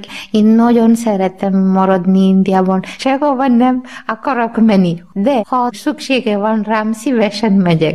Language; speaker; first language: Hungarian; non-native, learner; Malayalam